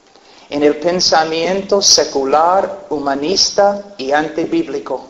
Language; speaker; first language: Spanish; non-native, fluent; English